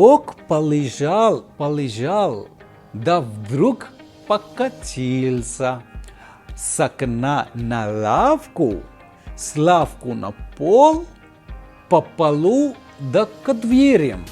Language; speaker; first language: Russian; non-native, fluent; Hindi